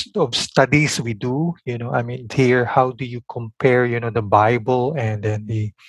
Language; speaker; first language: English; non-native, local second language; Filipino